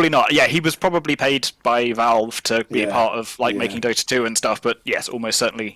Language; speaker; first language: English; native; English